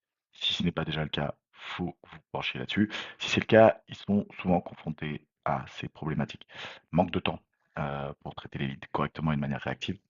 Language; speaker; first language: French; native; French